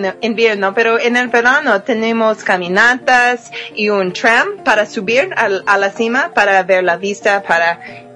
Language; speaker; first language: Spanish; non-native, fluent; English